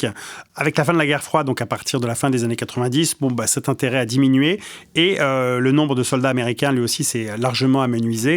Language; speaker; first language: French; native; French